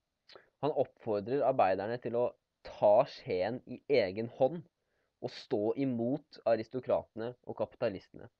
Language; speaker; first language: Norwegian; native; Norwegian